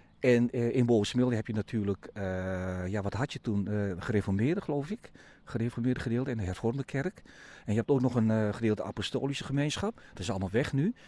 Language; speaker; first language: Dutch; native; Dutch